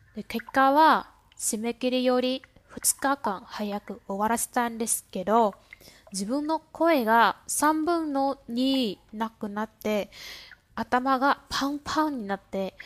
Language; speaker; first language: Japanese; non-native, fluent; Vietnamese